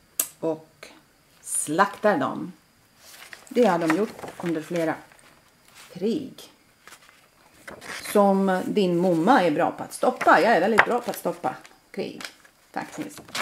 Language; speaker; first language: Swedish; non-native, fluent; Latvian